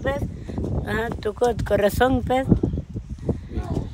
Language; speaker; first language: Spanish; non-native, local second language; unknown